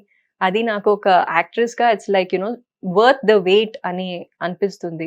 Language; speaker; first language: Telugu; non-native, fluent; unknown